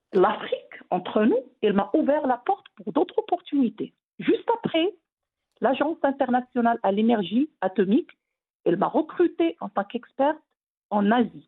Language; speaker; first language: French; non-native, local second language; Arabic